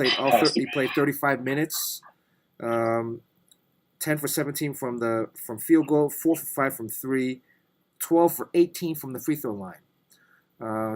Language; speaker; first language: English; native; English